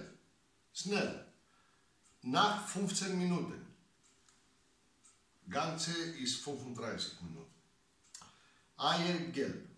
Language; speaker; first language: German; non-native, learner; Greek